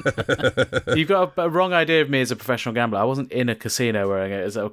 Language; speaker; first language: English; native; English